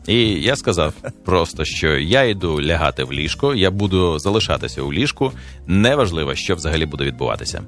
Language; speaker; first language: Ukrainian; native; Ukrainian